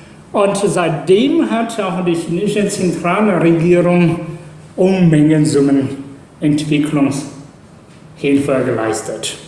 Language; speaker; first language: German; non-native, fluent; Chinese